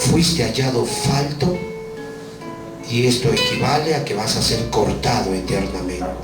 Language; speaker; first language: Spanish; native; Spanish